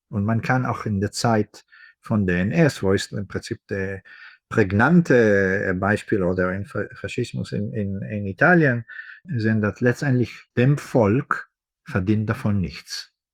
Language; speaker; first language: German; non-native, fluent; Hebrew